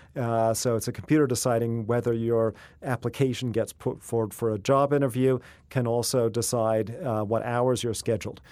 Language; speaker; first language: English; native; English